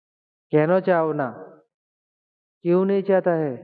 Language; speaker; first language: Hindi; non-native, learner; Bangla